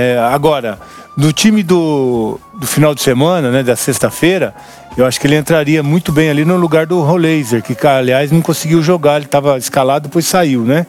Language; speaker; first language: Portuguese; native; Portuguese